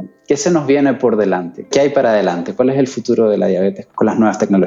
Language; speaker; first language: Spanish; native; Spanish